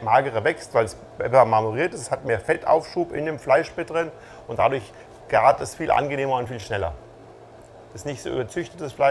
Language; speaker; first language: German; native; German